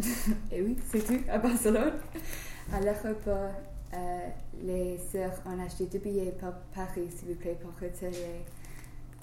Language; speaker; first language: French; non-native, fluent; English